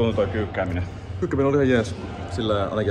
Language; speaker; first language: Finnish; native; Finnish